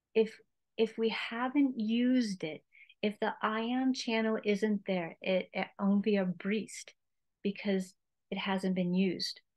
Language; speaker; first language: English; native; English